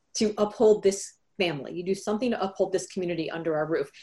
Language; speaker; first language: English; native; English